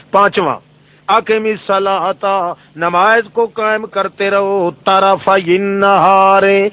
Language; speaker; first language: Urdu; non-native, local second language; Saraiki